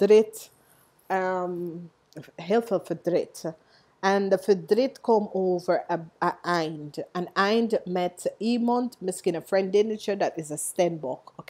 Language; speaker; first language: Dutch; non-native, learner; English